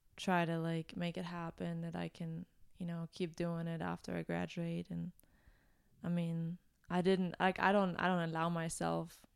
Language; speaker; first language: English; non-native, fluent; German